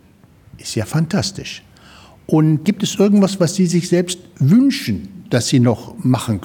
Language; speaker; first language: German; native; German